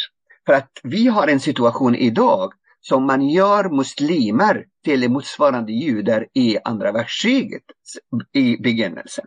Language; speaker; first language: Swedish; non-native, fluent; Arabic